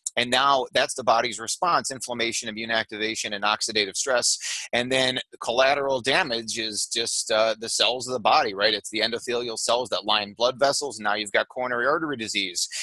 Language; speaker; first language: English; native; English